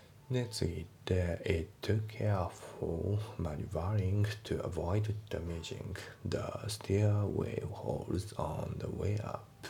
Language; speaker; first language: English; non-native, fluent; Japanese